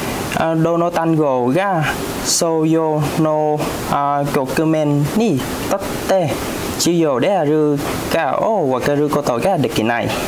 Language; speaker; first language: Japanese; non-native, learner; Vietnamese